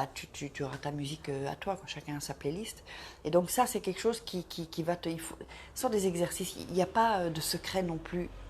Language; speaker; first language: French; native; French